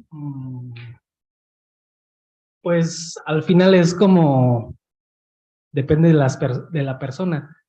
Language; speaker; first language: Spanish; early bilingual, heritage; Spanish